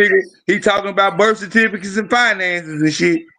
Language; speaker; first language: English; native; English